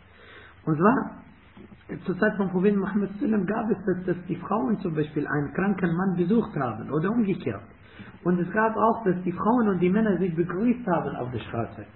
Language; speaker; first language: German; non-native, fluent; Arabic